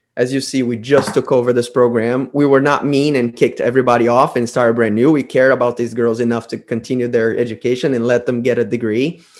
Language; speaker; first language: English; non-native, fluent; Portuguese